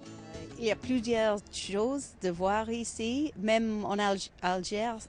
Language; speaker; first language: French; non-native, learner; English